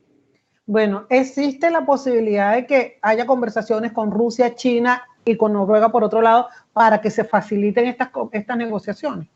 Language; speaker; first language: Spanish; native; Spanish